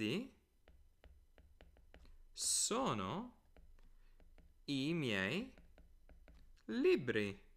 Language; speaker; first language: Italian; non-native, fluent; English